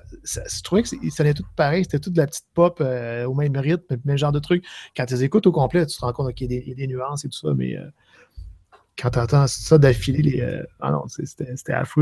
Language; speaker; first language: French; native; French